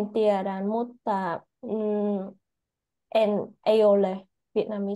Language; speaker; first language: Finnish; non-native, learner; Vietnamese